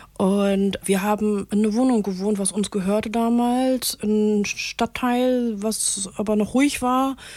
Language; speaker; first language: German; early bilingual, other home language; Turkish